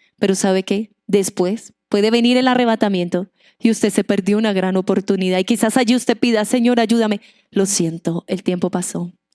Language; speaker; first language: Spanish; non-native, local second language; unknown